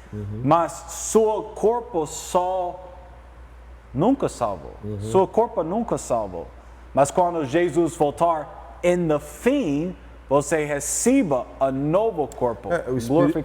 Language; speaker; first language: Portuguese; non-native, learner; English